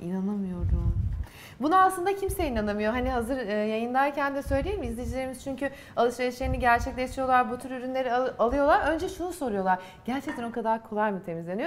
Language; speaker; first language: Turkish; native; Turkish